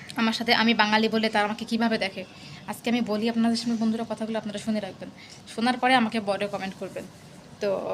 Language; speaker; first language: Bangla; native; Bangla